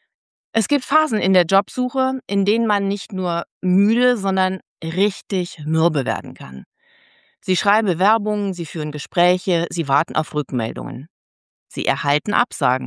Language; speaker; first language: German; native; German